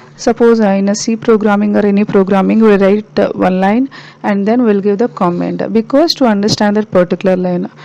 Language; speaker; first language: English; non-native, local second language; Telugu